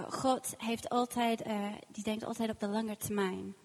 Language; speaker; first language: Dutch; non-native, fluent; English